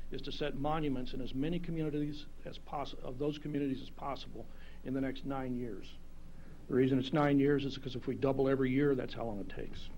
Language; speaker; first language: English; native; English